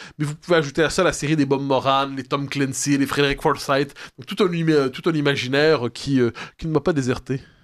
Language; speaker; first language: French; native; French